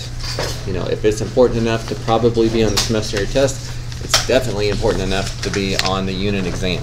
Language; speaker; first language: English; native; English